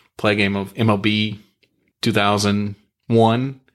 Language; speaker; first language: English; native; English